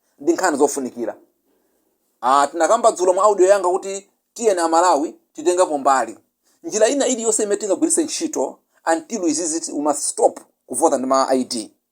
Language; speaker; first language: Nyanja; non-native, local second language; Yao